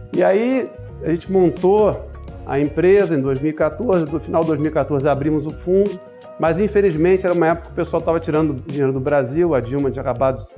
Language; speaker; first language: Portuguese; native; Portuguese